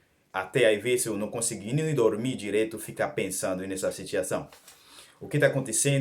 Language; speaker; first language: Portuguese; non-native, learner; Haitian Creole